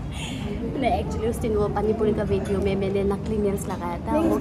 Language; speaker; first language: Hindi; non-native, local second language; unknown